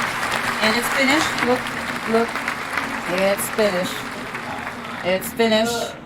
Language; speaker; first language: English; non-native, local second language; Filipino